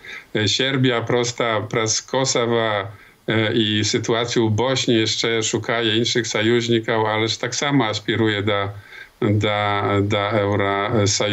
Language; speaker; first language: Polish; non-native, local second language; Belarusian